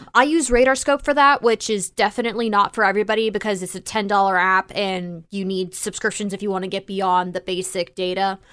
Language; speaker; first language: English; native; English